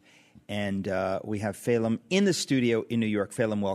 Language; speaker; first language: English; native; English